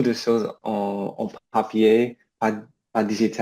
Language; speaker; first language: French; non-native, learner; English